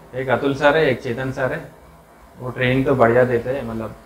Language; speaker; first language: Hindi; non-native, local second language; Telugu